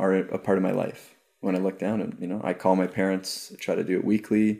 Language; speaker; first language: English; native; English